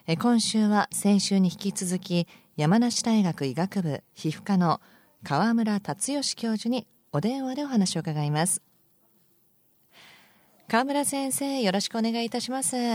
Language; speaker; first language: Japanese; native; Japanese